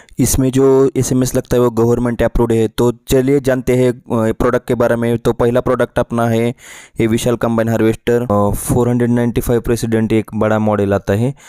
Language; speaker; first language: Hindi; non-native, local second language; Marathi